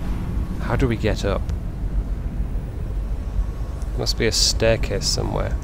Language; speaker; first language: English; native; English